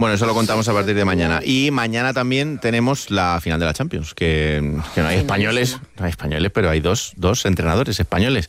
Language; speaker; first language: Spanish; native; Spanish